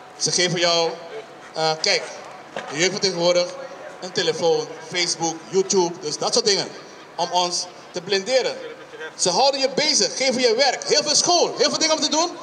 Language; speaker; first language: Dutch; non-native, local second language; Papiamento